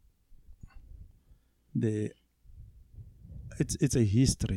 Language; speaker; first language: English; non-native, local second language; Zulu